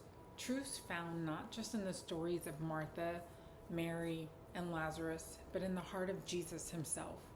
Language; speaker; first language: English; native; English